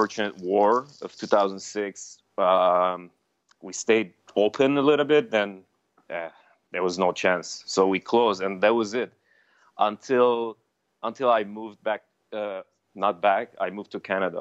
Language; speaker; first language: English; non-native, fluent; Armenian